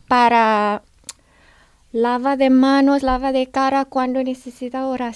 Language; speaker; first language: Spanish; non-native, learner; Indonesian